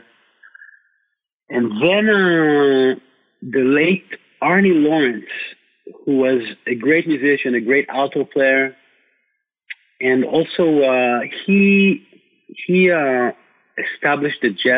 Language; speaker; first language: English; non-native, fluent; Hebrew